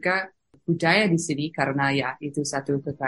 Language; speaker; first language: Indonesian; non-native, fluent; English